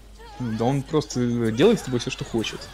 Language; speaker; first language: Russian; native; Russian